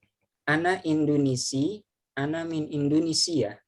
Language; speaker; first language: Arabic; non-native, fluent; Indonesian